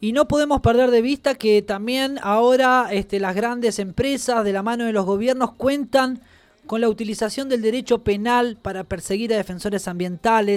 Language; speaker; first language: Spanish; native; Spanish